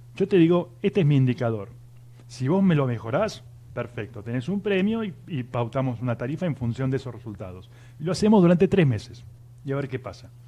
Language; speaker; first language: Spanish; native; Spanish